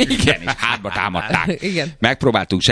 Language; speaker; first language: Hungarian; native; Hungarian